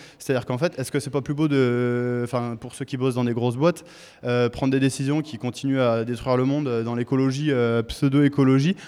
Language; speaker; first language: French; native; French